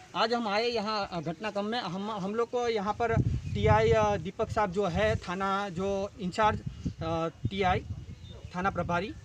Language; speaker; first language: Hindi; non-native, local second language; Gujarati